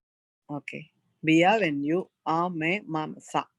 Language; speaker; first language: French; non-native, learner; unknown